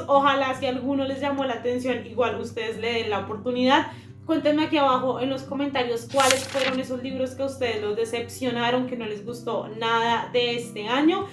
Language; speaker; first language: Spanish; native; Spanish